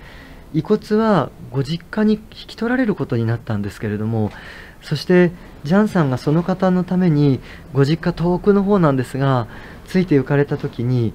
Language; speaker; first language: Japanese; native; Japanese